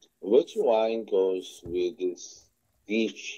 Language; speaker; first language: English; non-native, learner; Korean